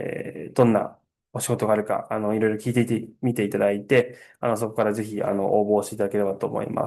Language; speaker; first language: Japanese; native; Japanese